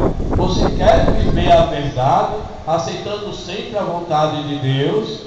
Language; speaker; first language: Portuguese; native; Portuguese